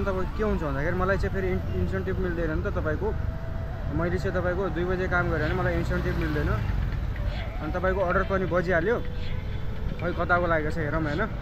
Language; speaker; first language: Nepali; native; Nepali